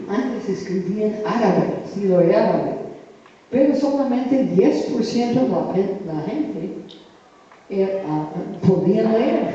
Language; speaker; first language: Spanish; non-native, fluent; English